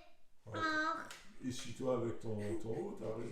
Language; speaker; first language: French; native; French